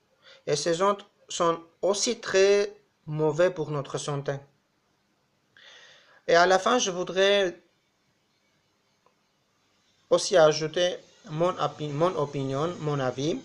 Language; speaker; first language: French; non-native, fluent; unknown